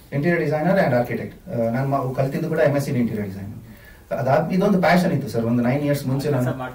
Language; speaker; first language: Kannada; non-native, local second language; Tulu